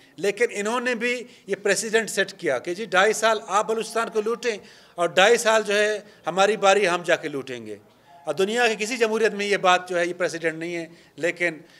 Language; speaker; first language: Urdu; non-native, local second language; Baluchi